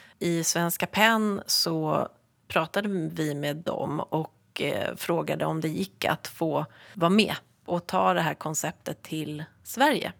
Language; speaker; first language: Swedish; native; Swedish